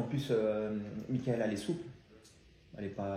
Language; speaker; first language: French; native; French